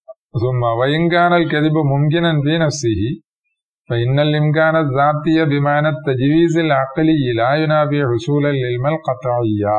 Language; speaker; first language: Arabic; non-native, fluent; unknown